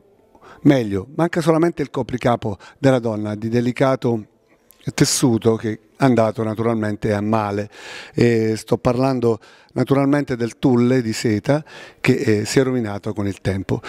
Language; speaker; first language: Italian; native; Italian